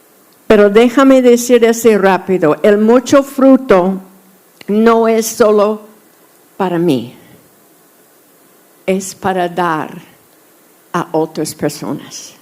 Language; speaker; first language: Spanish; non-native, fluent; English